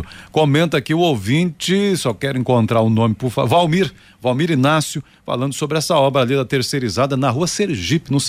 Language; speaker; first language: Portuguese; native; Portuguese